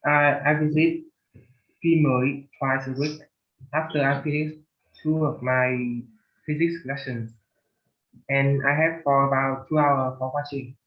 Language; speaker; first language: English; non-native, learner; Vietnamese